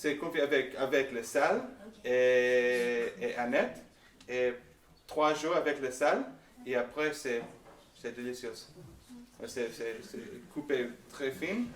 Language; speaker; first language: French; non-native, learner; English